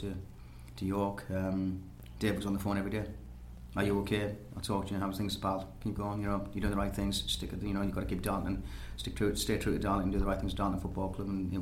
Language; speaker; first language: English; native; English